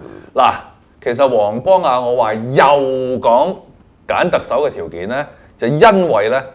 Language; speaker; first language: Cantonese; native; Cantonese